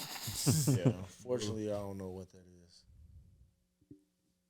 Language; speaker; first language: English; native; English